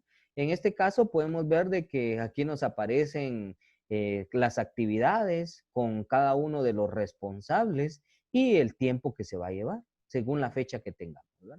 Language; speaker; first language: Spanish; native; Spanish